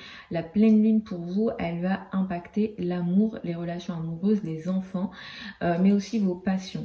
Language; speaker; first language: French; native; French